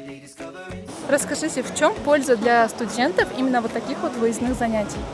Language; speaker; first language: Russian; native; Russian